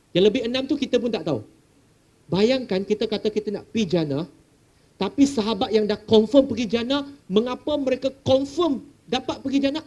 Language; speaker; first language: Malay; non-native, local second language; Chinese